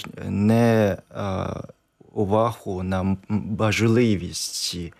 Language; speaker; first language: Ukrainian; non-native, learner; Japanese